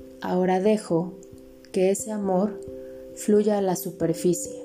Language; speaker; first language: Spanish; native; Spanish